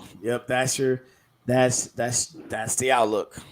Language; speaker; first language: English; native; English